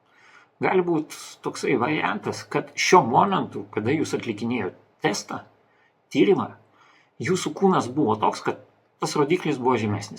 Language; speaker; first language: Lithuanian; non-native, local second language; Russian